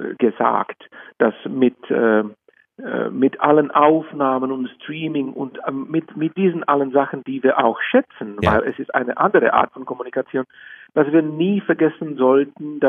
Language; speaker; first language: German; non-native, fluent; Czech